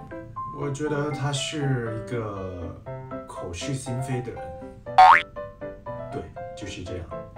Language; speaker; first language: Chinese; non-native, fluent; Thai